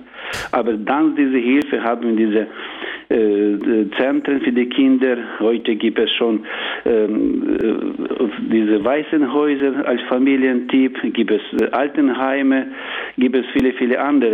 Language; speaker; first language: German; non-native, learner; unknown